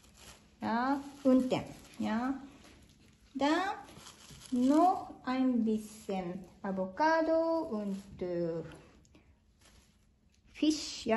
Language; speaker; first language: German; non-native, learner; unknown